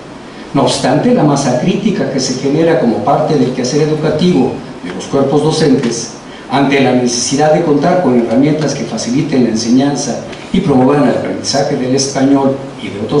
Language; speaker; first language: Spanish; native; Spanish